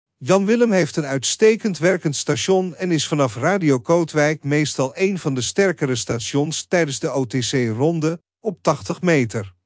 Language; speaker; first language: Dutch; native; Dutch